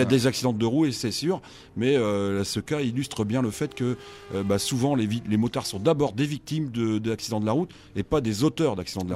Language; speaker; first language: French; native; French